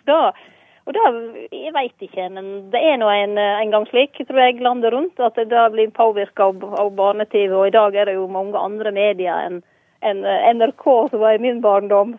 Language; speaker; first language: Norwegian; native; Norwegian